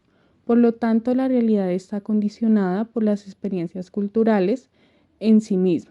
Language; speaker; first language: Spanish; native; Spanish